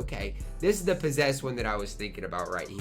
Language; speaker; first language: English; native; English